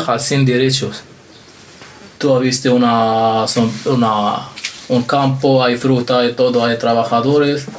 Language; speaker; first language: Spanish; non-native, learner; Arabic